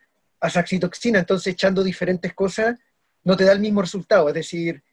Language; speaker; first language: Spanish; native; Spanish